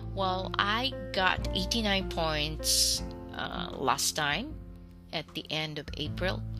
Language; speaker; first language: English; non-native, fluent; Japanese